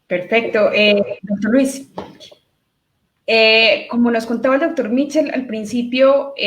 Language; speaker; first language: Spanish; native; Spanish